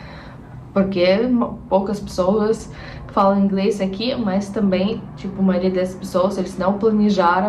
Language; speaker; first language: Portuguese; non-native, fluent; Russian